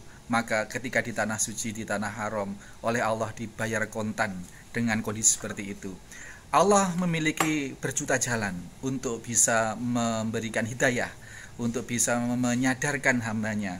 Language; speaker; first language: Indonesian; native; Indonesian